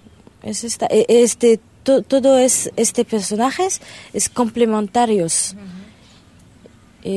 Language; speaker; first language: Spanish; non-native, learner; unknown